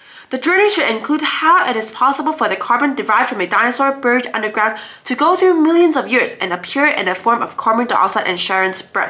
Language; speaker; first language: English; non-native, local second language; Cantonese